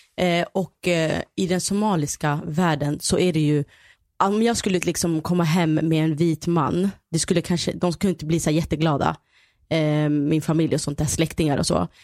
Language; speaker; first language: Swedish; early bilingual, other home language; Somali